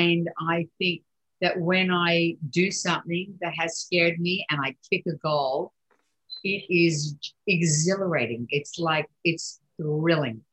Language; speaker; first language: English; native; English